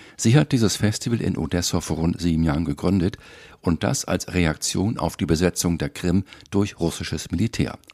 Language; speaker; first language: German; native; German